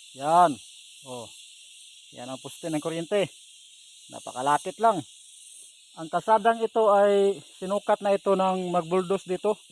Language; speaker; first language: Filipino; non-native, local second language; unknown